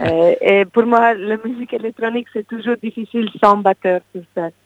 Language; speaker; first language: French; non-native, fluent; English